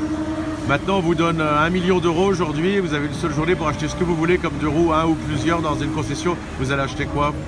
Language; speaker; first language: French; native; French